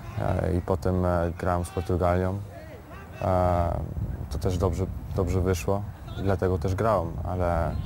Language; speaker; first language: Polish; early bilingual, heritage; Polish